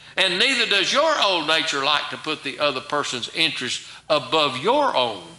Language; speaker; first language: English; native; English